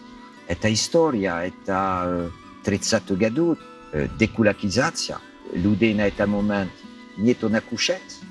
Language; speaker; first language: Russian; non-native, learner; French